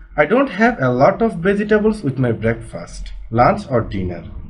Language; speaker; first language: English; non-native, local second language; Bangla